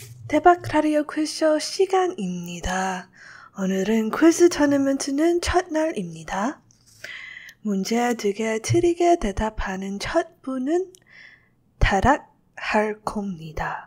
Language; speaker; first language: Korean; non-native, learner; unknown